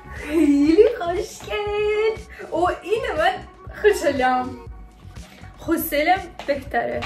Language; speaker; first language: Persian; non-native, learner; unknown